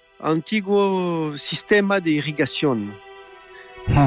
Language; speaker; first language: Spanish; non-native, fluent; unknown